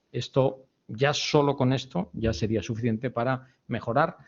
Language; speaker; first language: Spanish; native; Spanish